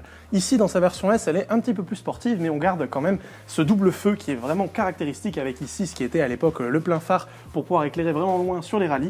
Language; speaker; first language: French; native; French